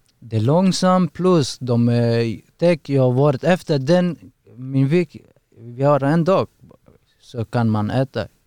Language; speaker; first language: Swedish; non-native, learner; Persian